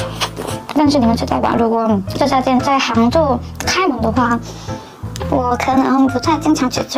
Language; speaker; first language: Chinese; non-native, learner; Korean